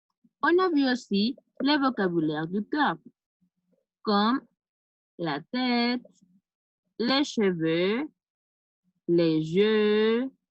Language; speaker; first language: French; non-native, fluent; Spanish